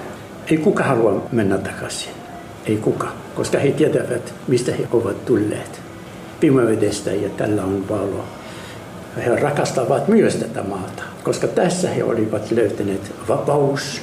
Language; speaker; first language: Finnish; non-native, learner; Arabic